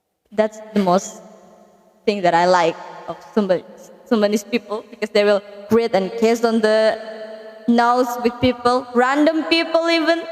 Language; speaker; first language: English; non-native, learner; Indonesian